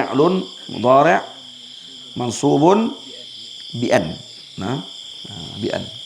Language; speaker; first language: Arabic; non-native, fluent; Malay